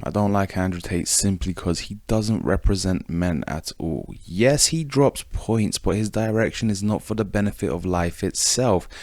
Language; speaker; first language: English; native; English